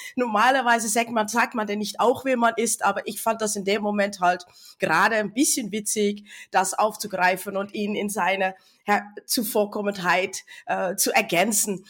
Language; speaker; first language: German; non-native, fluent; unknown